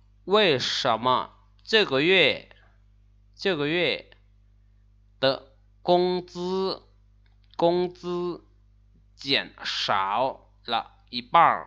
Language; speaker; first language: Chinese; non-native, fluent; Lao